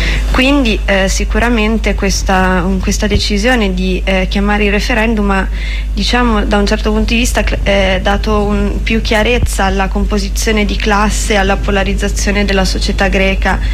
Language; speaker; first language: Italian; native; Italian